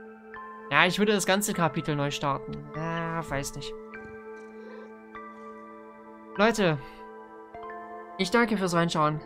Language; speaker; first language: German; native; German